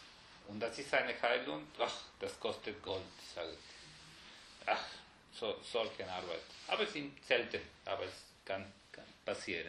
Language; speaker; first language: German; non-native, fluent; Spanish